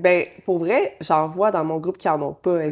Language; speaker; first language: French; native; French